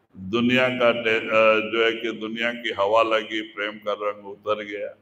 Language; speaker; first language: Hindi; non-native, local second language; Kannada